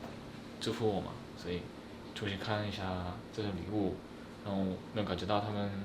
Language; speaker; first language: Chinese; non-native, fluent; Korean